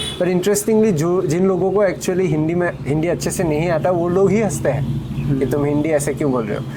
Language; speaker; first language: Hindi; non-native, local second language; Assamese